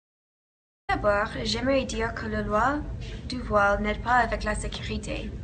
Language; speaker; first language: French; non-native, learner; English